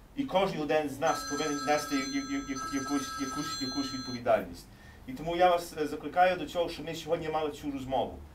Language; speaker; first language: Ukrainian; early bilingual, heritage; English